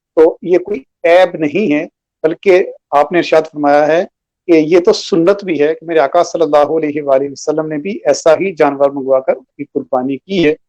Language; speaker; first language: Urdu; non-native, local second language; Punjabi